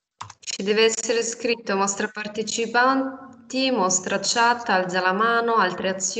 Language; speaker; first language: Italian; native; Italian